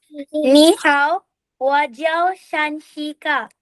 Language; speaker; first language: Chinese; non-native, learner; Tamil